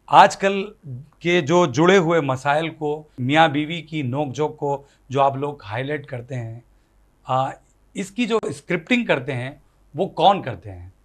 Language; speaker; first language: Hindi; native; Hindi